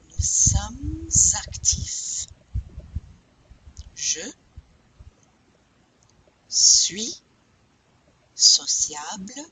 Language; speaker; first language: French; non-native, fluent; English